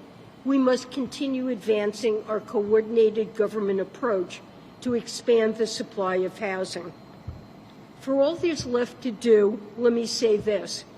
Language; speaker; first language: English; native; English